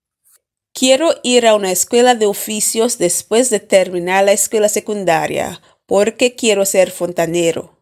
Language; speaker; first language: Spanish; non-native, fluent; English